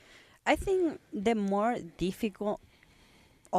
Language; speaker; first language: English; non-native, learner; Spanish